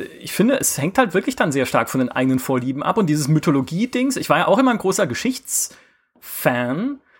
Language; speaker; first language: German; native; German